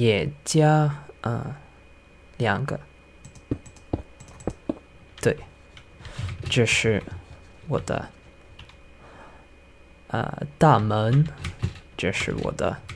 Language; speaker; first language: Chinese; non-native, learner; English